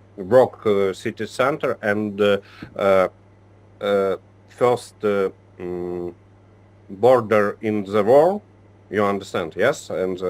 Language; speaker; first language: English; non-native, learner; Ukrainian